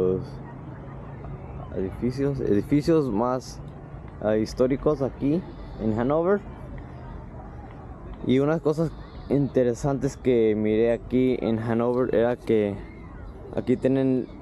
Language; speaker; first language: Spanish; early bilingual, heritage; Spanish